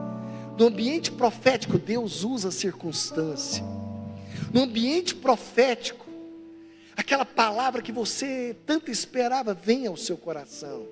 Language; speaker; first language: Portuguese; native; Portuguese